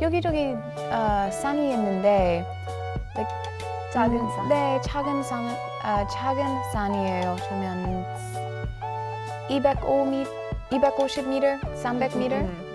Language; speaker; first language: Korean; non-native, learner; English